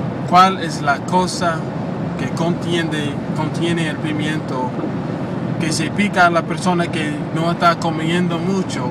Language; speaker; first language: Spanish; non-native, learner; English